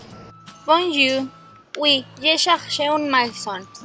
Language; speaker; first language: French; non-native, learner; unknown